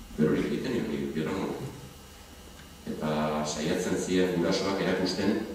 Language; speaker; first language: Basque; native; Basque